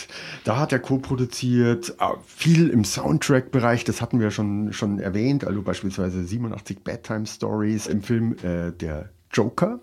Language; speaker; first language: German; native; German